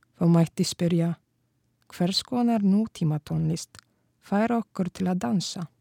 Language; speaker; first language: Icelandic; non-native, fluent; Polish